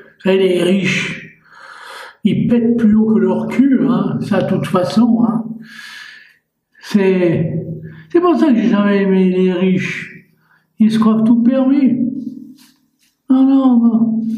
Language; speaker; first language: French; native; French